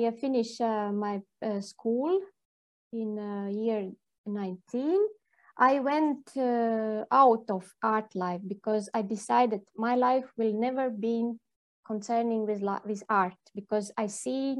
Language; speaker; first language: English; non-native, learner; Latvian